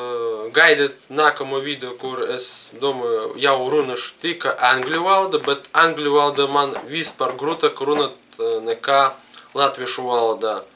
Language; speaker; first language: Latvian; non-native, learner; Russian